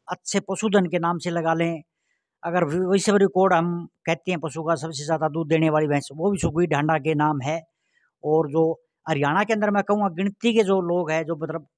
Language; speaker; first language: Hindi; native; Hindi